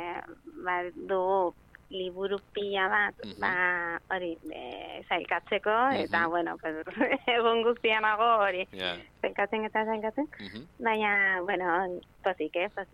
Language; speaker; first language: Basque; non-native, local second language; Spanish